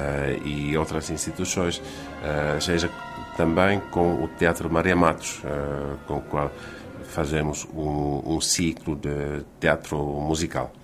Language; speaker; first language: Portuguese; non-native, fluent; Finnish